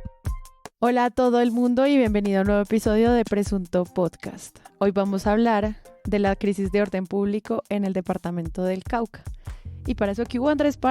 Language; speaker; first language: Spanish; native; Spanish